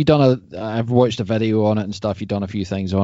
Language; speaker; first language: English; native; English